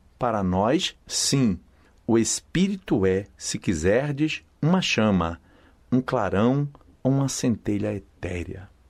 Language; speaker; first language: Portuguese; native; Portuguese